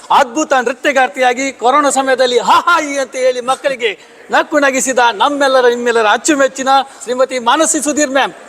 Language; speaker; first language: Kannada; non-native, local second language; Tulu